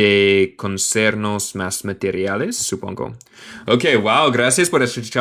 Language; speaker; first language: Spanish; non-native, learner; English